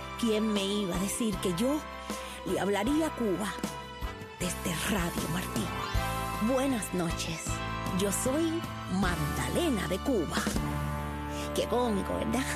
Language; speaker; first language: Spanish; native; Spanish